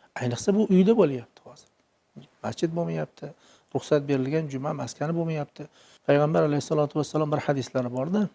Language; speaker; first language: Uzbek; native; Uzbek